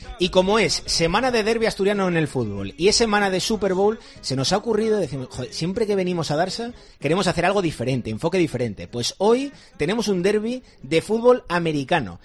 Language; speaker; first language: Spanish; native; Spanish